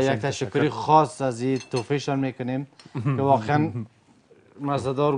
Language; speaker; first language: Persian; native; Persian